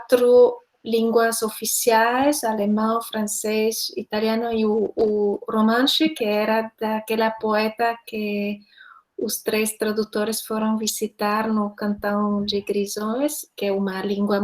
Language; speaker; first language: Portuguese; non-native, fluent; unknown